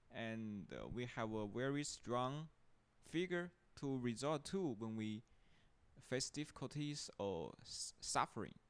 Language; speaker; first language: English; non-native, fluent; Chinese